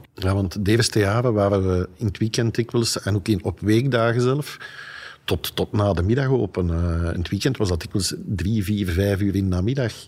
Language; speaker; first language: Dutch; native; Dutch